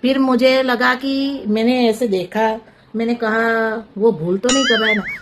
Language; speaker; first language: Hindi; non-native, local second language; Gujarati